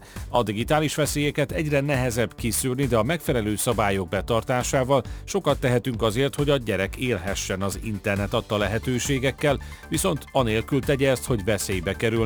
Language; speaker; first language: Hungarian; native; Hungarian